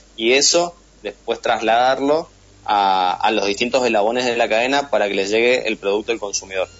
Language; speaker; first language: Spanish; native; Spanish